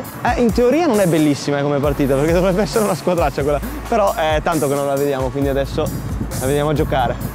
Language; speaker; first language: Italian; native; Italian